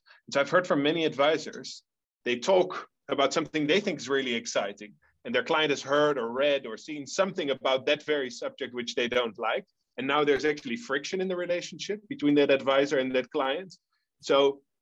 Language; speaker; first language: English; non-native, fluent; Dutch